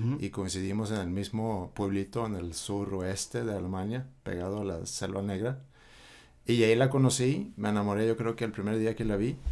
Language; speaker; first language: Spanish; non-native, fluent; Swedish